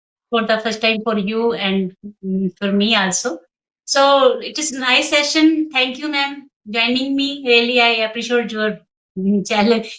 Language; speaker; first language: English; non-native, local second language; Hindi